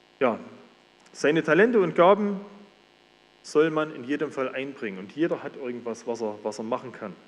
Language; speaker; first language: German; native; German